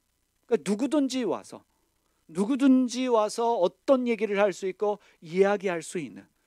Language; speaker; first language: Korean; native; Korean